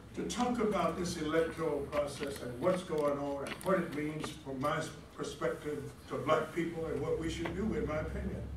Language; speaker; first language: English; native; English